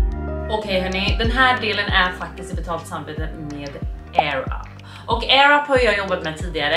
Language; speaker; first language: Swedish; native; Swedish